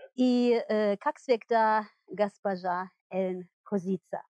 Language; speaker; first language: Russian; non-native, learner; German